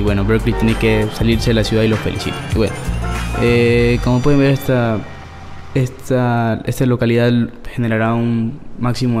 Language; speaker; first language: Spanish; native; Spanish